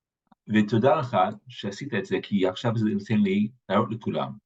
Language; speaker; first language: Hebrew; non-native, fluent; English